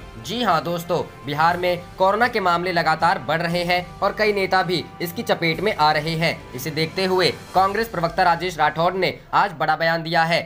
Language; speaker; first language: Hindi; native; Hindi